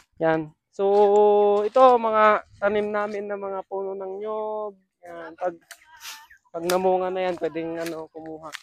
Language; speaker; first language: Filipino; non-native, local second language; Iloko